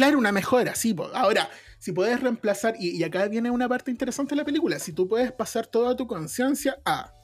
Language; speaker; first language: Spanish; native; Spanish